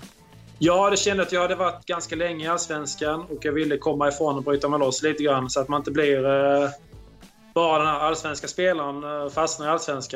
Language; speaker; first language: Swedish; native; Swedish